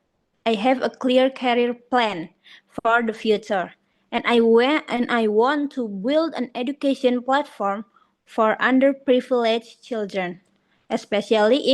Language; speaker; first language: English; non-native, learner; Indonesian